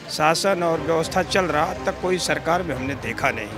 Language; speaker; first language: Hindi; native; Hindi